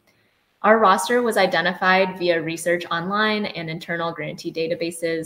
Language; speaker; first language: English; native; English